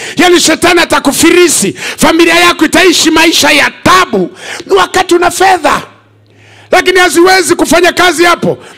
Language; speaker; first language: Swahili; native; Swahili